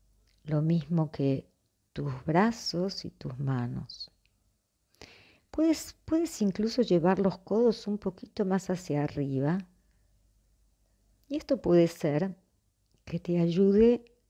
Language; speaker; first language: Spanish; native; Spanish